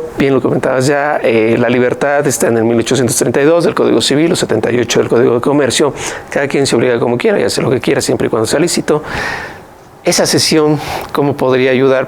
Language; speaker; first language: Spanish; native; Spanish